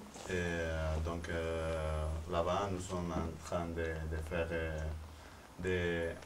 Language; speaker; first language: French; non-native, fluent; Spanish